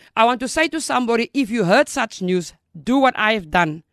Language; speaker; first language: English; non-native, local second language; Afrikaans